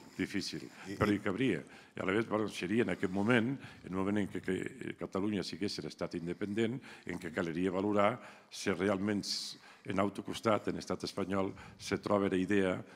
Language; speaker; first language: Catalan; non-native, local second language; Occitan